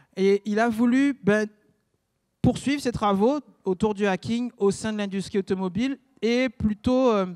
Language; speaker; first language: French; native; French